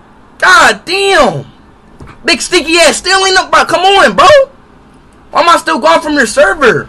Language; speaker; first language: English; native; English